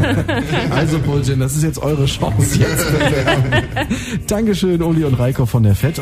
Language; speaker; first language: German; native; German